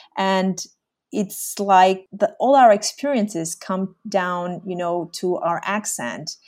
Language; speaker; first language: English; native; English